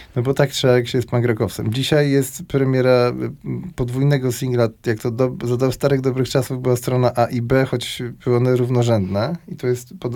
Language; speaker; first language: Polish; native; Polish